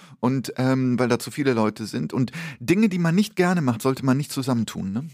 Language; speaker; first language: German; early bilingual, other home language; Polish